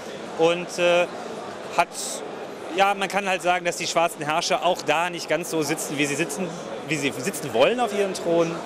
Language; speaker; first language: German; native; German